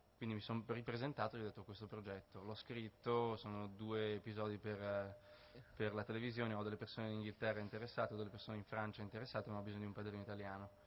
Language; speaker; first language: Italian; native; Italian